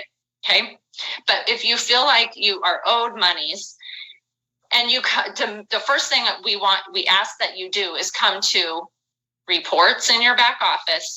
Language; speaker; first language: English; native; English